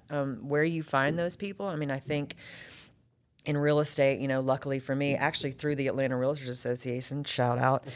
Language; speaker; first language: English; native; English